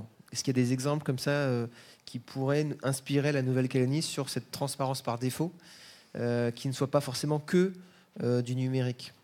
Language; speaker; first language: French; native; French